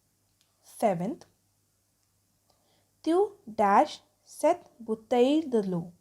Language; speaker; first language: French; non-native, fluent; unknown